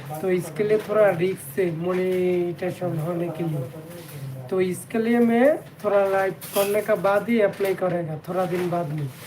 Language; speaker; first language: Hindi; non-native, learner; Bangla